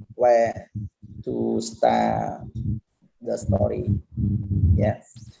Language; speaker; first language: English; non-native, learner; Khmer